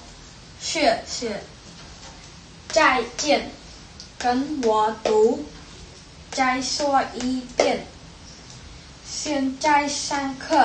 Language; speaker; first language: Chinese; non-native, fluent; Khmer